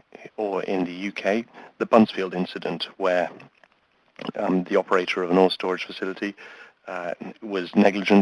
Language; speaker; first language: English; native; English